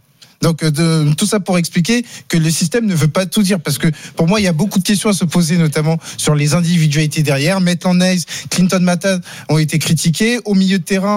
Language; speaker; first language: French; native; French